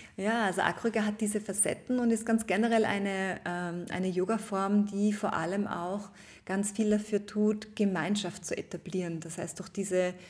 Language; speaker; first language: German; native; German